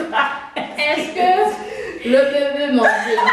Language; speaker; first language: French; non-native, learner; Haitian Creole